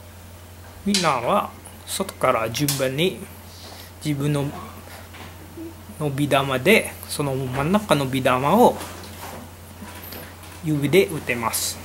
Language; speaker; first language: Japanese; non-native, learner; Indonesian